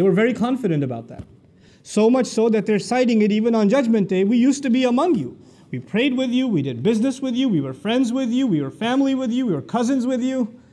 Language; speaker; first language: English; native; English